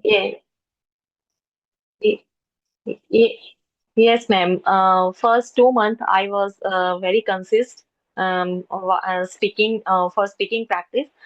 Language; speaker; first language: English; non-native, local second language; Hindi